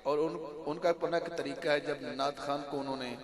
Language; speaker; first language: Urdu; non-native, local second language; Punjabi